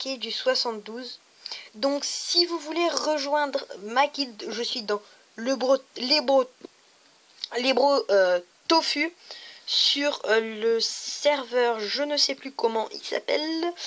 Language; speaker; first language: French; native; French